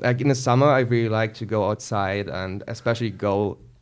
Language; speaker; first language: English; non-native, fluent; German